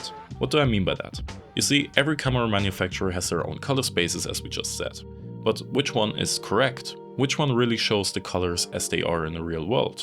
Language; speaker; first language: English; non-native, fluent; German